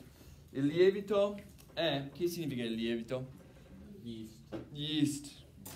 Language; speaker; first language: Italian; non-native, fluent; English